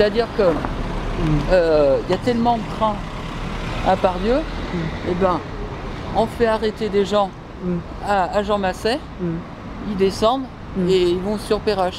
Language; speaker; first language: French; native; French